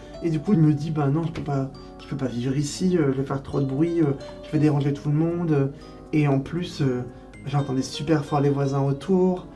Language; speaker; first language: French; native; French